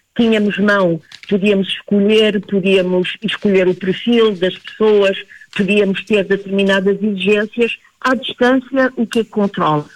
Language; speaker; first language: Portuguese; early bilingual, heritage; Portuguese